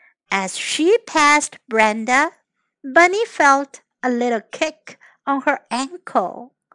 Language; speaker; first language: English; non-native, fluent; Chinese